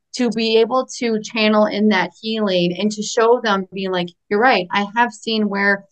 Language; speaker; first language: English; native; English